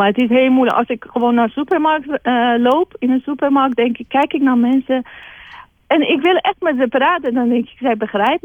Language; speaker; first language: Dutch; non-native, fluent; Persian